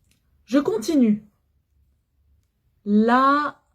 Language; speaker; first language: French; non-native, fluent; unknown